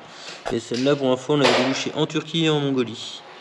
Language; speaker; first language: French; native; French